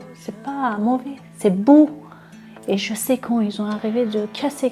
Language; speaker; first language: French; non-native, learner; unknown